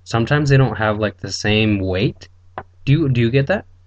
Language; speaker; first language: English; early bilingual, other home language; Spanish